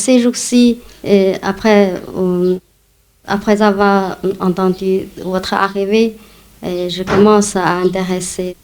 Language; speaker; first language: French; non-native, learner; Chinese